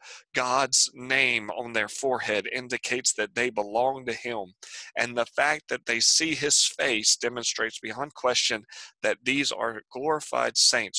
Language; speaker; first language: English; native; English